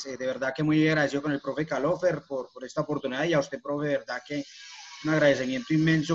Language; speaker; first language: Spanish; native; Spanish